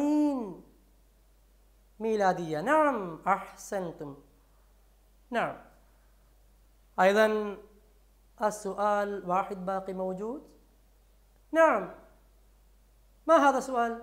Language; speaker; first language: Arabic; non-native, fluent; Malayalam